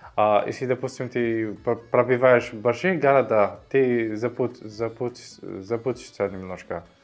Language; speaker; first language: Russian; non-native, fluent; Arabic